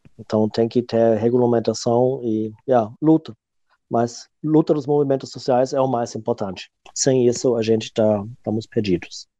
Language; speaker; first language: Portuguese; non-native, fluent; German